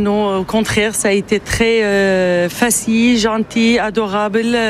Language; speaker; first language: French; non-native, fluent; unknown